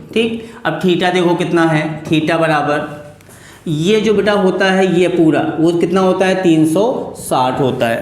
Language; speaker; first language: Hindi; native; Hindi